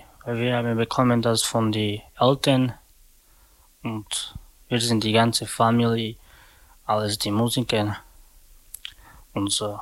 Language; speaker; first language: German; non-native, learner; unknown